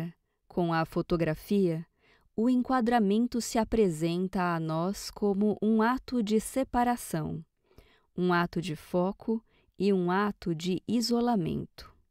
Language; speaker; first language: Portuguese; native; Portuguese